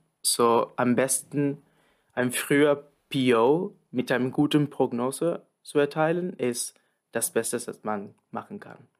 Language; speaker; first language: German; non-native, fluent; Spanish